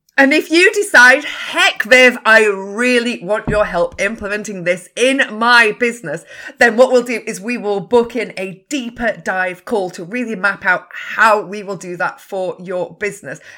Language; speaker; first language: English; native; English